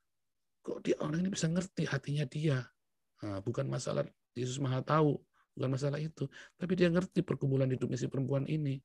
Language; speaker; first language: Indonesian; native; Indonesian